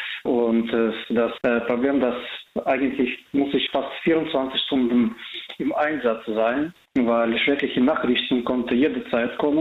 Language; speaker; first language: German; non-native, fluent; Russian